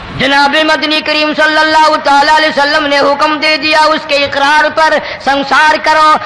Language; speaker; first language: Urdu; non-native, local second language; Saraiki